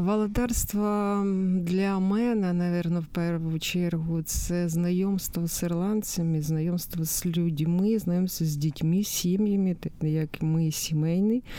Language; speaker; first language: Ukrainian; native; Ukrainian